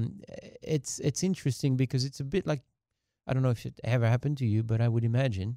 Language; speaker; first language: English; non-native, fluent; French